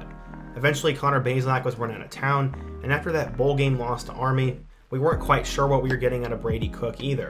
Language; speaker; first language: English; native; English